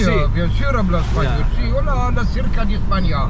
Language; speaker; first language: Spanish; non-native, learner; Arabic